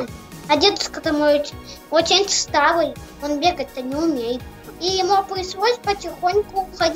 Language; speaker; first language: Russian; native; Russian